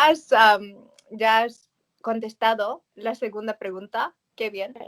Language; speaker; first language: Spanish; early bilingual, heritage; Spanish